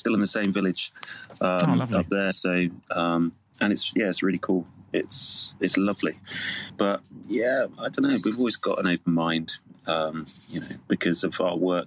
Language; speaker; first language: English; native; English